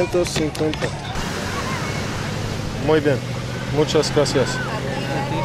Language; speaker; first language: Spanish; non-native, learner; English